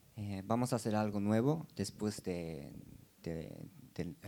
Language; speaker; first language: Spanish; non-native, learner; Japanese